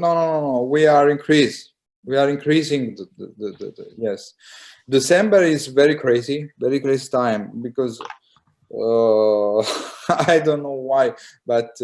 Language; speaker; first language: English; non-native, learner; Italian